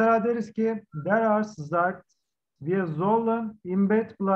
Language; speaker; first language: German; non-native, fluent; Turkish